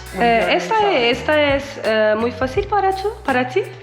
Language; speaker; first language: Spanish; non-native, learner; Turkish